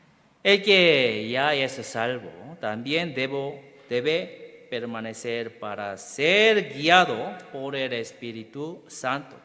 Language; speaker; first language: Spanish; non-native, learner; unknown